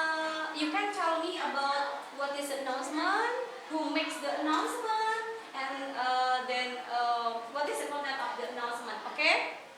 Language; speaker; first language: English; non-native, fluent; Indonesian